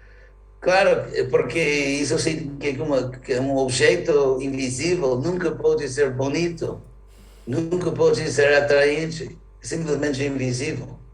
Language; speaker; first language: Portuguese; non-native, fluent; English